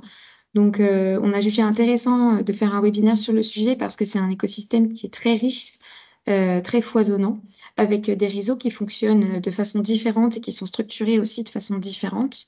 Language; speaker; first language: French; native; French